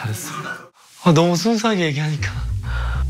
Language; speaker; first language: Korean; native; Korean